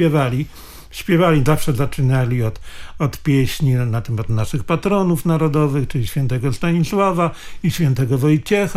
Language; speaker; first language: Polish; native; Polish